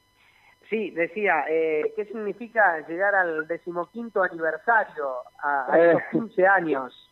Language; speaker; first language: Spanish; native; Spanish